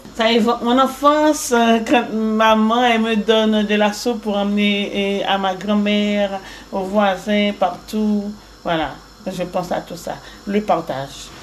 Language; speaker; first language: French; non-native, local second language; Haitian Creole